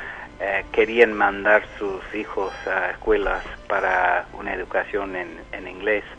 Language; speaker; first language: Spanish; non-native, fluent; English